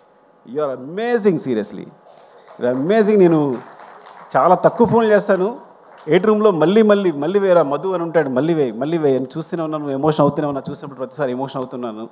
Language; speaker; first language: Telugu; native; Telugu